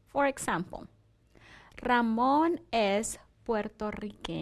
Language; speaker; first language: Spanish; non-native, fluent; English